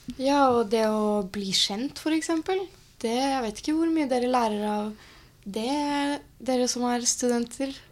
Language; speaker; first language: Norwegian; native; Norwegian